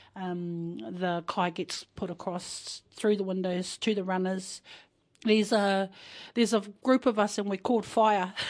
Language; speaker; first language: English; native; English